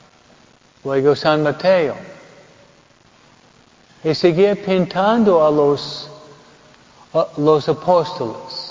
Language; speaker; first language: Spanish; early bilingual, heritage; Spanish